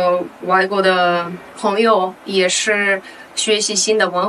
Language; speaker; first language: Chinese; non-native, fluent; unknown